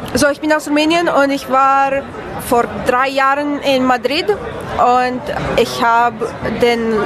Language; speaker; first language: German; non-native, learner; Romanian